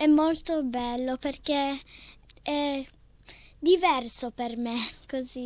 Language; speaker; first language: Italian; early bilingual, heritage; Italian